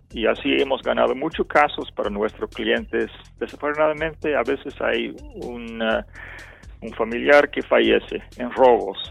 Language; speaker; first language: Spanish; non-native, fluent; English